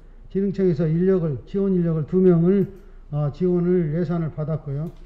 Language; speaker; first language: Korean; native; Korean